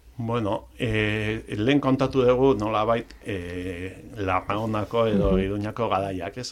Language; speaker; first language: Basque; non-native, local second language; Spanish